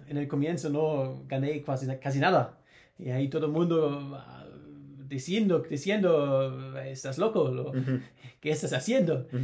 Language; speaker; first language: Spanish; non-native, learner; German